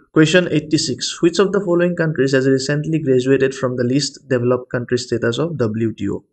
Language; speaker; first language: English; non-native, local second language; Assamese